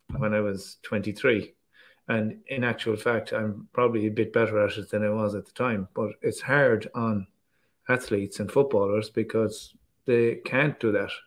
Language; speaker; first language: English; native; English